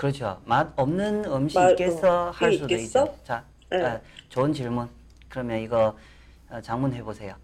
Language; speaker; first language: Korean; non-native, fluent; Chinese